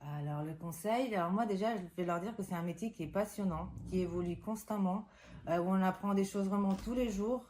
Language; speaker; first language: French; non-native, fluent; Spanish